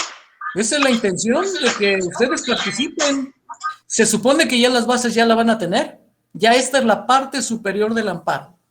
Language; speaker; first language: Spanish; native; Spanish